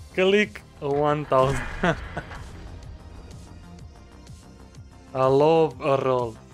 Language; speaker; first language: English; non-native, learner; Croatian